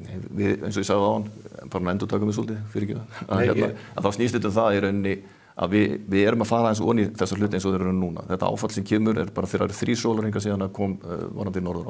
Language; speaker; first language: Icelandic; native; Icelandic